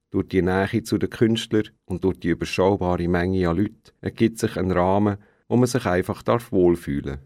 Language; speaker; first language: German; native; German